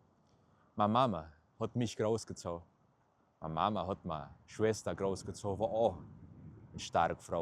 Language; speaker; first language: German; early bilingual, heritage; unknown